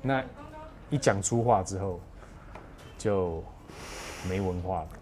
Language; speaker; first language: Chinese; native; Chinese